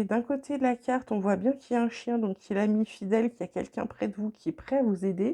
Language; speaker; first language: French; native; French